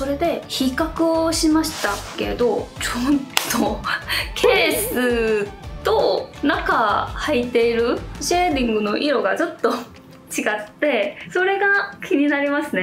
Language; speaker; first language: Japanese; non-native, fluent; Korean